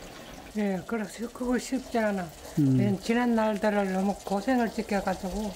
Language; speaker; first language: Korean; native; Korean